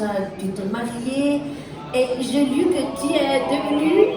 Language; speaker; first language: French; non-native, local second language; German